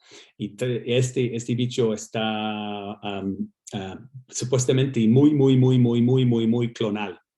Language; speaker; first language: Spanish; non-native, fluent; English